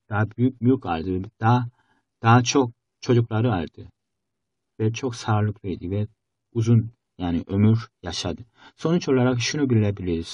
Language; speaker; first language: Turkish; non-native, fluent; Korean